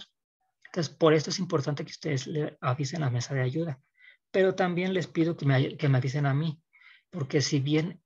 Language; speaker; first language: Spanish; native; Spanish